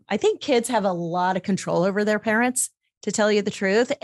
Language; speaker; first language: English; native; English